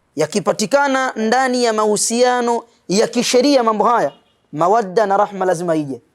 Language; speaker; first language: Swahili; native; Swahili